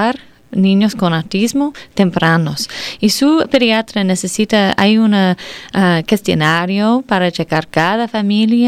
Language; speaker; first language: Spanish; non-native, learner; English